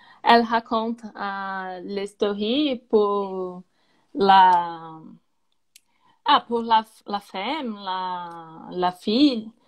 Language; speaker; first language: French; non-native, learner; Portuguese